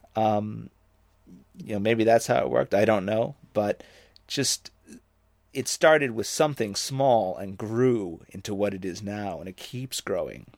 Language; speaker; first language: English; native; English